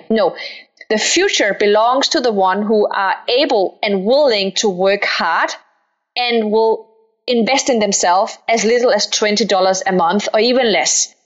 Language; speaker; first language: English; non-native, fluent; Danish